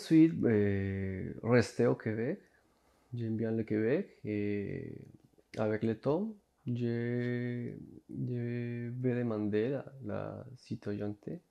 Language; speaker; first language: French; non-native, fluent; Spanish